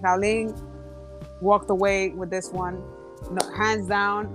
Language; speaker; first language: English; early bilingual, other home language; Spanish